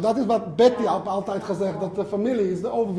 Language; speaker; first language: Dutch; non-native, learner; Hebrew